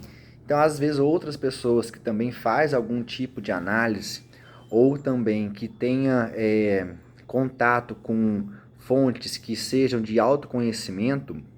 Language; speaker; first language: Portuguese; native; Portuguese